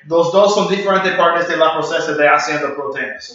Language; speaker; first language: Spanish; non-native, learner; English